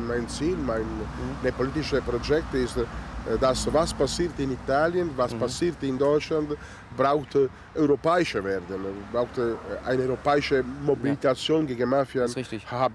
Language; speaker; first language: German; non-native, learner; Italian